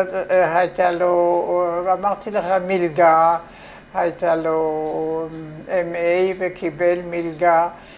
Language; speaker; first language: Hebrew; non-native, fluent; French